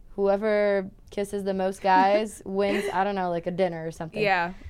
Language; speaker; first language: English; non-native, fluent; Portuguese